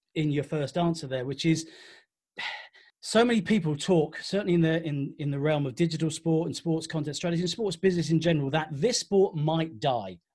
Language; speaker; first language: English; native; English